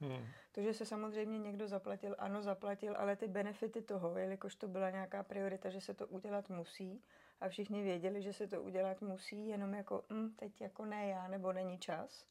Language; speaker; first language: Czech; native; Czech